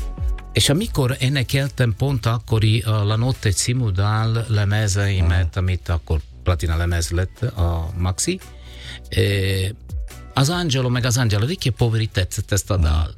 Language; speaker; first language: Hungarian; non-native, learner; Italian